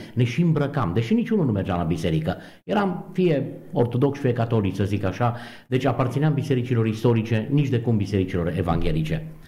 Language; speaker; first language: Romanian; native; Romanian